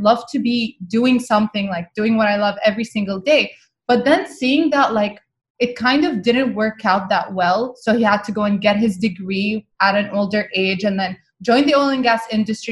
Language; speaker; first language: English; non-native, fluent; Arabic